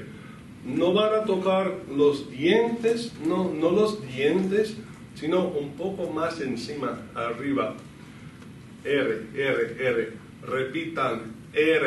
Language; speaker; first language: Spanish; non-native, fluent; English